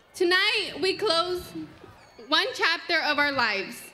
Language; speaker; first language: English; early bilingual, other home language; Spanish